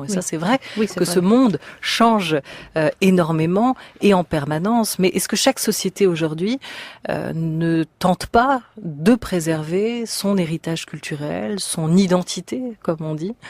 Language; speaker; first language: French; native; French